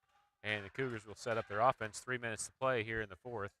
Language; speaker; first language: English; native; English